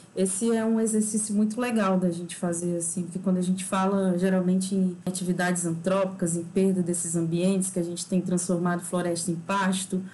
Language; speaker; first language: Portuguese; native; Portuguese